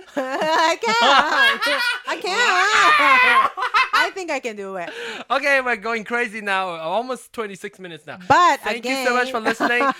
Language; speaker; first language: English; non-native, fluent; Japanese